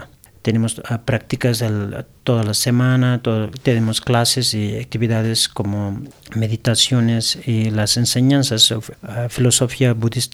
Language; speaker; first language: Spanish; non-native, learner; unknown